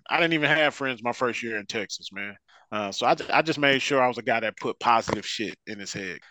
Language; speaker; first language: English; native; English